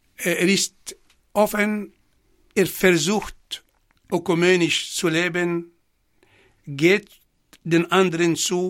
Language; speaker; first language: German; non-native, fluent; Arabic